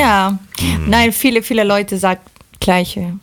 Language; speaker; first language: German; non-native, learner; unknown